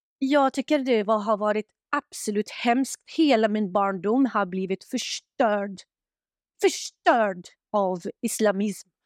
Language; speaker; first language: Swedish; non-native, fluent; Arabic